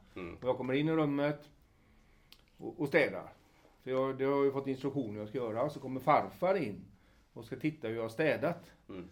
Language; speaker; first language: Swedish; native; Swedish